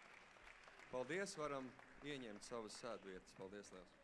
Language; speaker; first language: Latvian; native; Latvian